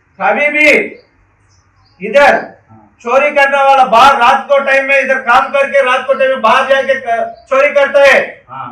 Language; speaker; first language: Hindi; non-native, local second language; Telugu